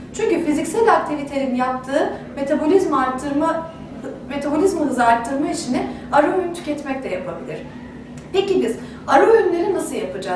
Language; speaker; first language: Turkish; native; Turkish